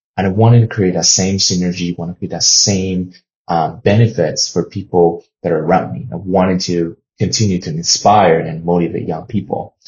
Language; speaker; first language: English; non-native, fluent; Chinese